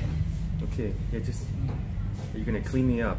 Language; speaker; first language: English; native; English